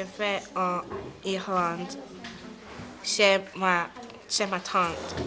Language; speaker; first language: French; non-native, learner; English